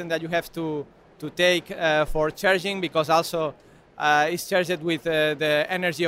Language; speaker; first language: English; non-native, learner; Spanish